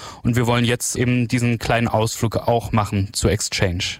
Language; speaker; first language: German; native; German